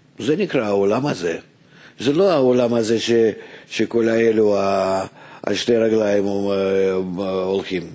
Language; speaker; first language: Hebrew; non-native, fluent; Russian